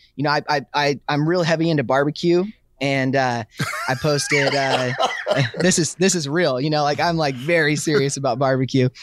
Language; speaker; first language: English; native; English